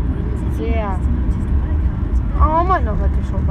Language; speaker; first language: English; native; English